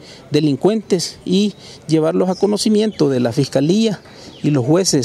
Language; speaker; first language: Spanish; native; Spanish